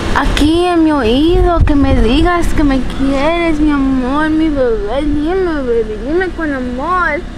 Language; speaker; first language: Spanish; early bilingual, heritage; Spanish